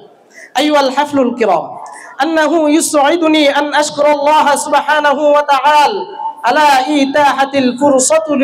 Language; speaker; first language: Arabic; non-native, learner; Bangla